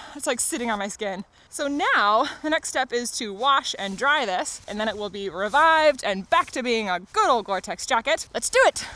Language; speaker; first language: English; native; English